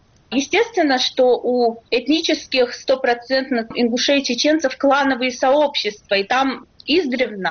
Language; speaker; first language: Russian; native; Russian